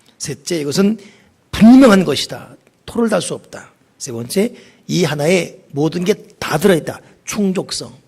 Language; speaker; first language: Korean; native; Korean